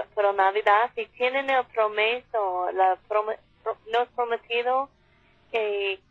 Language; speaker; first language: Spanish; non-native, fluent; English